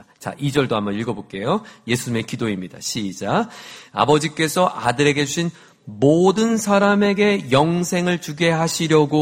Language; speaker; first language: Korean; native; Korean